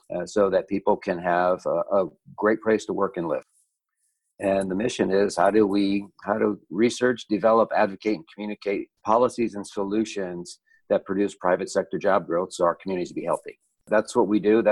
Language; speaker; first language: English; native; English